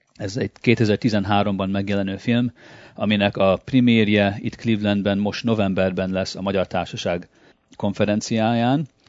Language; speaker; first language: Hungarian; early bilingual, heritage; Hungarian